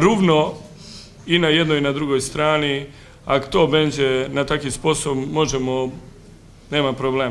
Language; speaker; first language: Polish; non-native, learner; Serbian